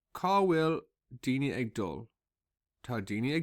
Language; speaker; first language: Irish; non-native, local second language; English